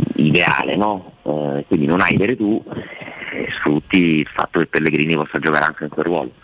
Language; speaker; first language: Italian; native; Italian